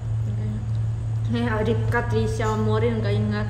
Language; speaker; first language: Indonesian; early bilingual, heritage; Japanese